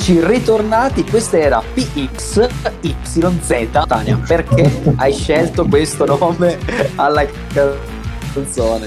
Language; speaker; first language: Italian; native; Italian